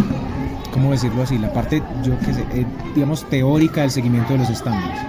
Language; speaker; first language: Spanish; native; Spanish